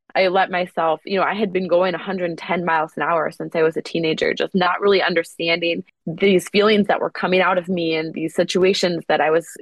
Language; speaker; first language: English; native; English